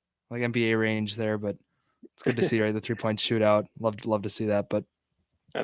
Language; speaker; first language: English; native; English